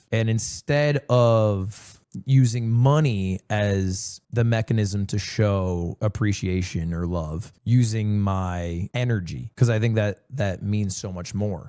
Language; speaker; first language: English; native; English